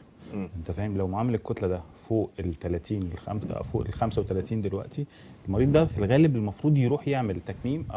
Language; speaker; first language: Arabic; native; Arabic